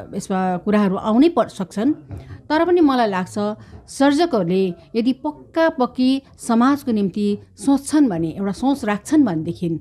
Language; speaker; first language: Nepali; native; Nepali